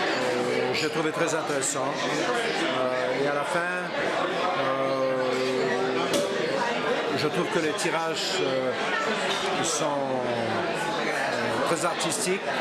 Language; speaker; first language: French; non-native, fluent; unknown